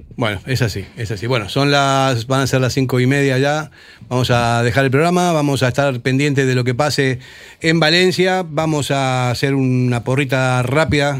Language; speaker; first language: Spanish; native; Spanish